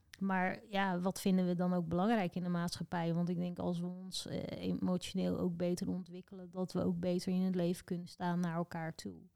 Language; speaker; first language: Dutch; native; Dutch